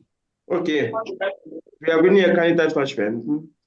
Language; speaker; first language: German; non-native, fluent; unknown